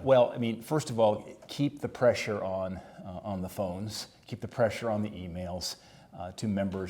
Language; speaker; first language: English; native; English